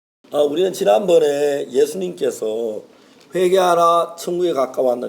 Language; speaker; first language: Korean; native; Korean